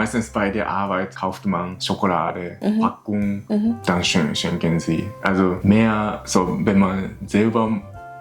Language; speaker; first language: German; non-native, learner; Japanese